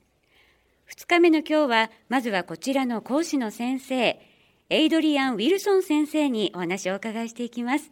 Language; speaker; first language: Japanese; native; Japanese